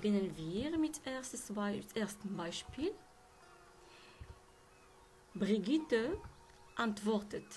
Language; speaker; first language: German; non-native, learner; Arabic